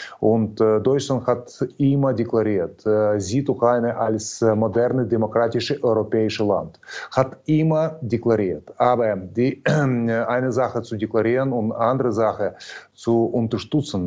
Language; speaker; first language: German; non-native, learner; Ukrainian